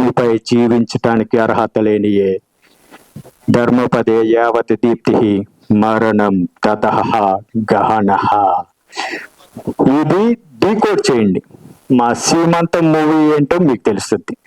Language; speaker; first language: Telugu; native; Telugu